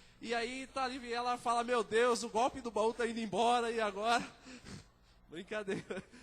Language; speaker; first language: Portuguese; native; Portuguese